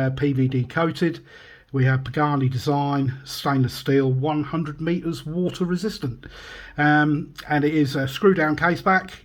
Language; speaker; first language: English; native; English